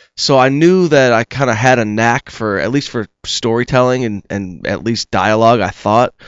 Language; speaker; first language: English; native; English